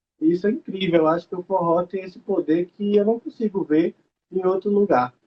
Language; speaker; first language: Portuguese; native; Portuguese